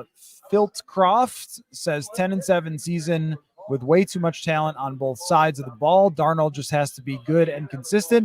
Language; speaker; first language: English; native; English